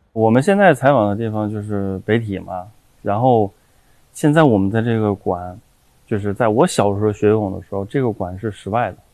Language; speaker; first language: Chinese; native; Chinese